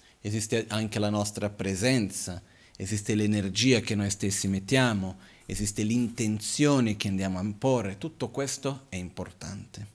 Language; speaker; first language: Italian; non-native, fluent; Portuguese